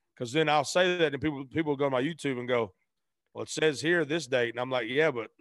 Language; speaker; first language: English; native; English